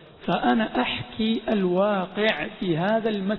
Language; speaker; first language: Arabic; non-native, fluent; Swahili